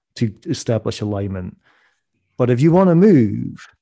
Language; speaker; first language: English; native; English